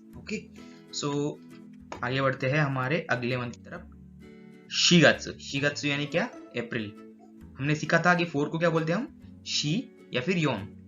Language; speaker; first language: Hindi; native; Hindi